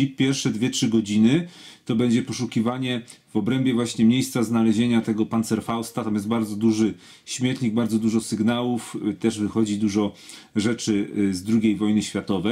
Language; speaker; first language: Polish; native; Polish